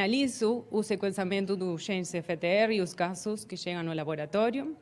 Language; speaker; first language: Portuguese; non-native, learner; Spanish